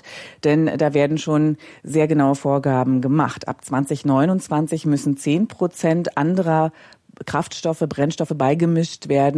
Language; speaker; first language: German; native; German